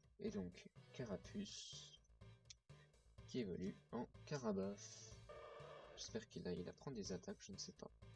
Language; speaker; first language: French; native; French